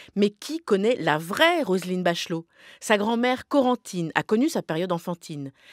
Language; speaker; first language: French; native; French